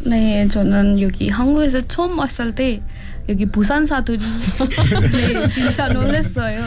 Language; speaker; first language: Korean; non-native, learner; Nepali